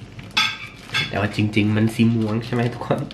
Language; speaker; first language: Thai; early bilingual, heritage; Swedish